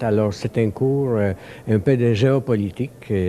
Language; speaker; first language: French; non-native, fluent; Polish